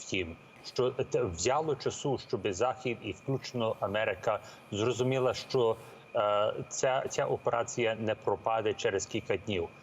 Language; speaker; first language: Ukrainian; early bilingual, heritage; Ukrainian